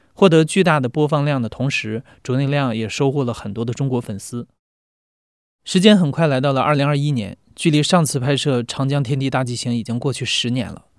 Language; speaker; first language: Chinese; native; Chinese